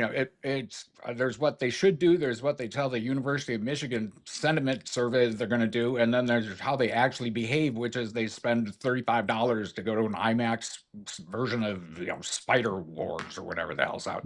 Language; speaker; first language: English; native; English